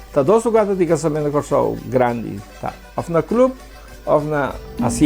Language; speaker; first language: Portuguese; early bilingual, heritage; Portuguese